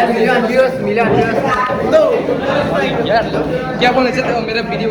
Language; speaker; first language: Hindi; non-native, local second language; Kok Borok